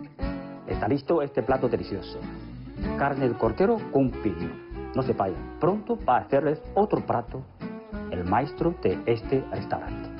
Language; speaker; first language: Spanish; non-native, fluent; Chinese